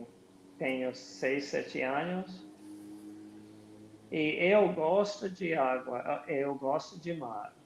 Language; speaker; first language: Portuguese; non-native, learner; English